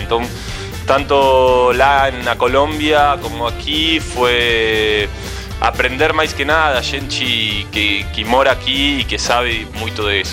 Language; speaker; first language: Portuguese; non-native, fluent; Spanish